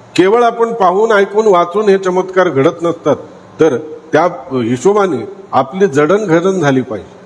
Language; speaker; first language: Marathi; native; Marathi